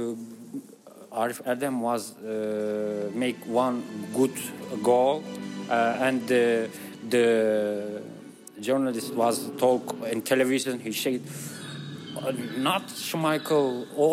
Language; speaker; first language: English; non-native, learner; Turkish